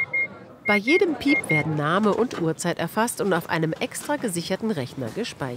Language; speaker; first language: German; native; German